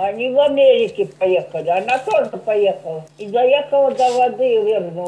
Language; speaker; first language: Russian; non-native, local second language; German